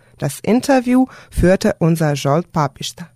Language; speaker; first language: German; non-native, fluent; Serbian